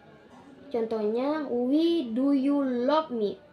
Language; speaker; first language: English; non-native, learner; Indonesian